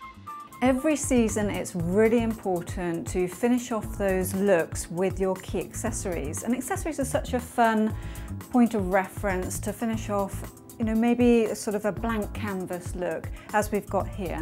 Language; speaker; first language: English; native; English